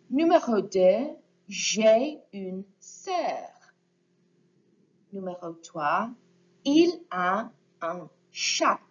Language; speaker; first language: French; non-native, fluent; English